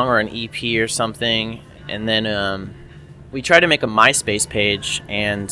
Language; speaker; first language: English; native; English